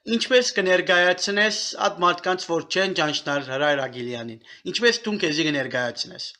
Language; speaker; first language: Armenian; native; Armenian